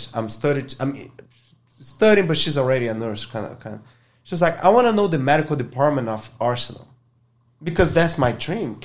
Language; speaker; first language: English; non-native, fluent; Portuguese